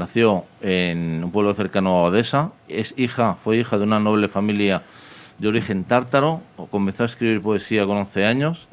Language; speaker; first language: Spanish; native; Spanish